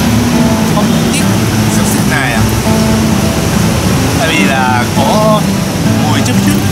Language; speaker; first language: Vietnamese; non-native, learner; Japanese